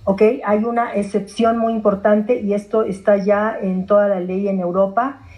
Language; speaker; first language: Spanish; non-native, fluent; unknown